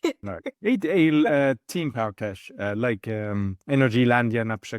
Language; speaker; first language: Polish; non-native, learner; English